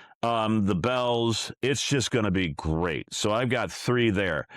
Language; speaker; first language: English; native; English